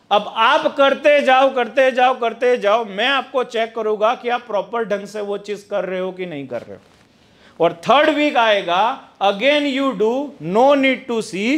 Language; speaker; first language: Hindi; non-native, local second language; Gujarati